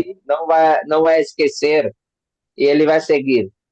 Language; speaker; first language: Portuguese; non-native, learner; Hindi